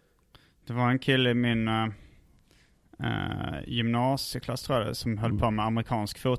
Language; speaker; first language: Swedish; native; Swedish